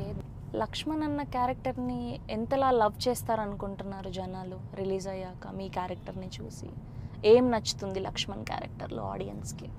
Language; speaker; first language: Telugu; native; Telugu